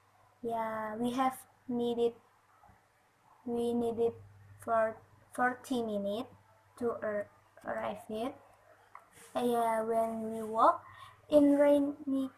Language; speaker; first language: English; non-native, learner; Indonesian